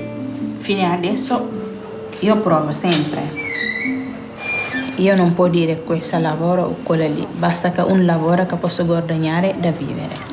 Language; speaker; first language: Italian; non-native, learner; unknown